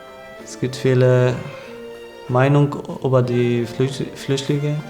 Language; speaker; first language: German; non-native, learner; Arabic